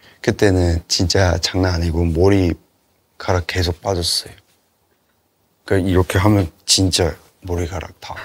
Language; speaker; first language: Korean; non-native, learner; Cantonese